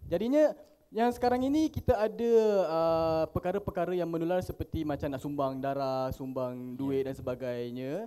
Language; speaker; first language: Malay; native; Malay